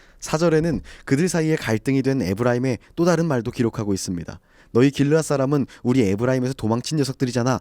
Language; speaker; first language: Korean; native; Korean